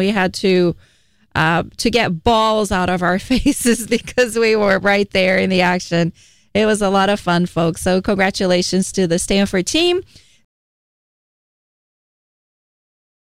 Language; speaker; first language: English; native; English